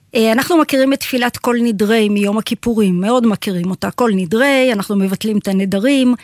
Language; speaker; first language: Hebrew; native; Hebrew